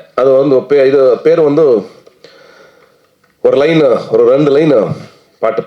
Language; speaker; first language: Tamil; non-native, learner; Kannada